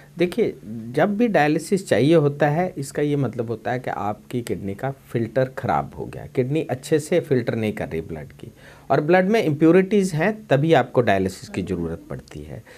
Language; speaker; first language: Hindi; non-native, local second language; Punjabi